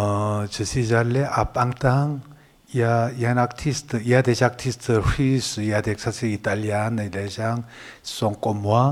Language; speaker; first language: French; non-native, learner; Korean